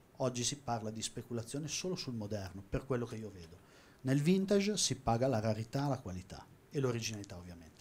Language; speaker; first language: Italian; native; Italian